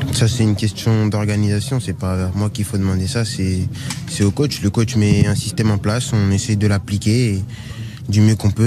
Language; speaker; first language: French; native; French